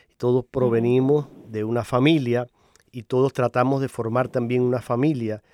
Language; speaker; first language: Spanish; native; Spanish